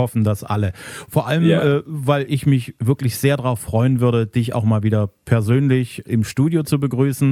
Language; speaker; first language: German; native; German